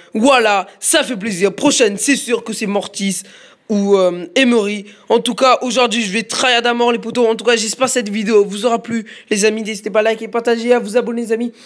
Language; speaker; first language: French; native; French